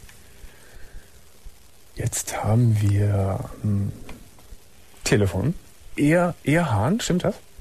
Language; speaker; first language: German; native; German